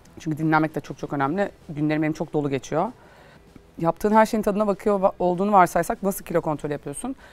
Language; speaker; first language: Turkish; native; Turkish